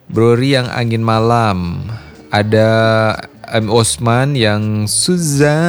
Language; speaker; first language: Indonesian; native; Indonesian